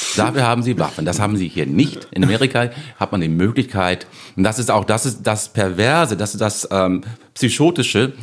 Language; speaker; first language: German; non-native, fluent; English